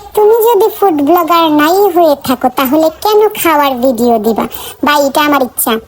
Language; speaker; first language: Bangla; non-native, local second language; Sylheti